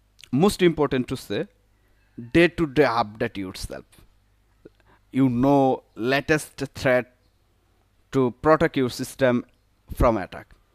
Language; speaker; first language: English; non-native, local second language; Bangla